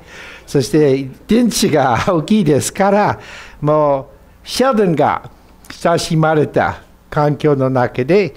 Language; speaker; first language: Japanese; non-native, fluent; English